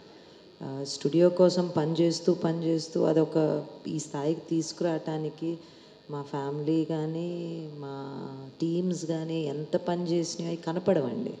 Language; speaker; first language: Telugu; native; Telugu